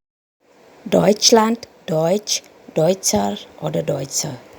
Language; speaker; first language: German; non-native, fluent; Indonesian